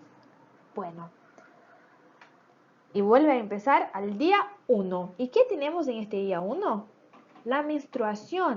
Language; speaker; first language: Spanish; native; Spanish